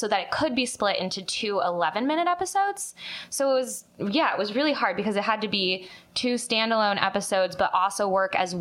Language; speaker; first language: English; native; English